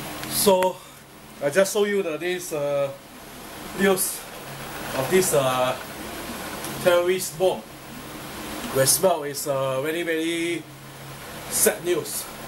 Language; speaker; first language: English; non-native, local second language; Chinese